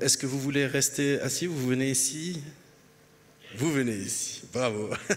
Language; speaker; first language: French; non-native, local second language; Arabic